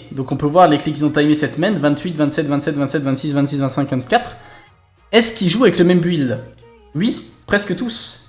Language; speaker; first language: French; native; French